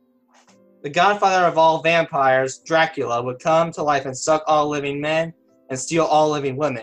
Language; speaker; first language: English; native; English